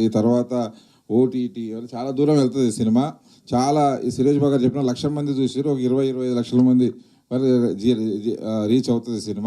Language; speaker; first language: Telugu; native; Telugu